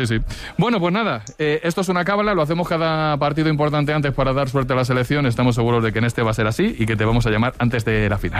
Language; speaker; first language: Spanish; native; Spanish